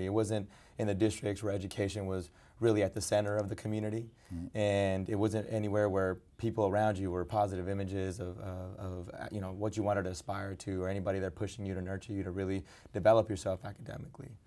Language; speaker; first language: English; early bilingual, other home language; Spanish